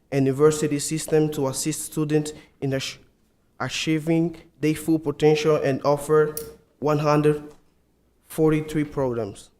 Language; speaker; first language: English; non-native, fluent; Portuguese